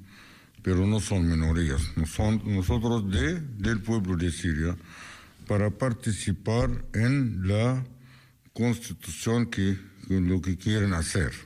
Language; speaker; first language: Spanish; non-native, fluent; Arabic